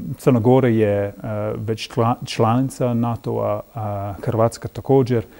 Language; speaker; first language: Croatian; non-native, fluent; English